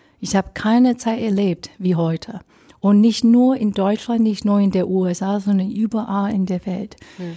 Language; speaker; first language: German; non-native, fluent; Chinese